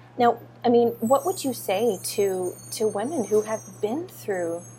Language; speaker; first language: English; native; English